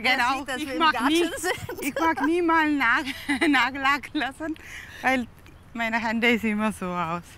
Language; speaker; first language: German; non-native, learner; Tamil